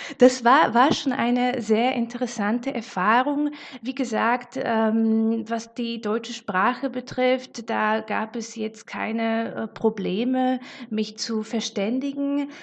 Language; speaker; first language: German; non-native, fluent; Slovak